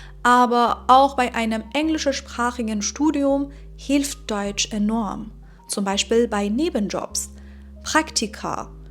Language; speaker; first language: German; non-native, fluent; Persian